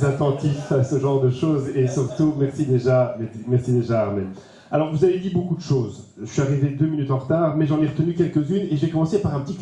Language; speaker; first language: French; native; French